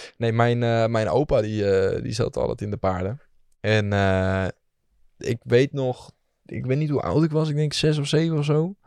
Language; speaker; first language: Dutch; native; Dutch